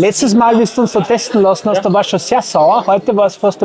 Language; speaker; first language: German; native; German